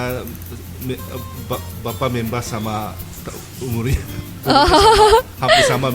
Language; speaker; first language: Indonesian; non-native, learner; Japanese